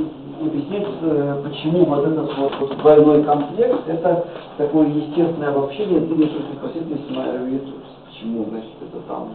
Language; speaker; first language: Russian; native; Russian